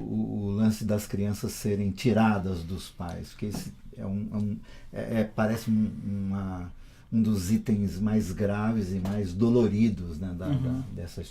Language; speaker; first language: Portuguese; native; Portuguese